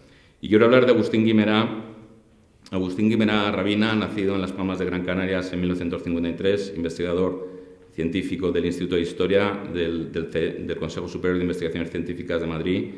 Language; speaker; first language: Spanish; native; Spanish